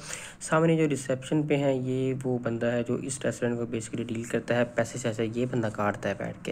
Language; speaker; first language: Urdu; non-native, local second language; Punjabi